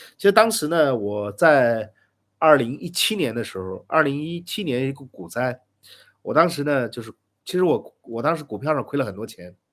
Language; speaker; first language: Chinese; native; Chinese